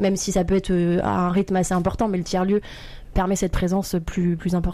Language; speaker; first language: French; native; French